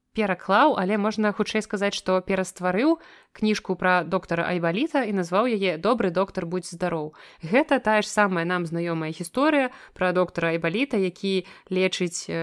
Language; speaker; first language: Belarusian; non-native, local second language; Russian